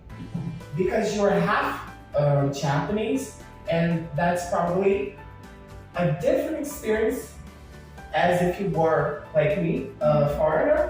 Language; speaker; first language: English; non-native, fluent; Portuguese